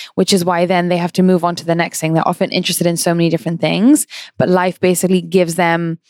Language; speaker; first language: English; native; English